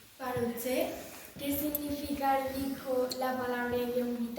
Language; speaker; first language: Spanish; native; Spanish